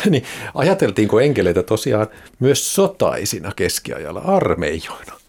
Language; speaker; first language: Finnish; native; Finnish